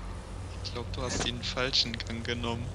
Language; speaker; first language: German; native; German